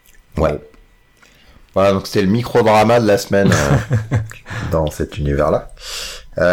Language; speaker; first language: French; native; French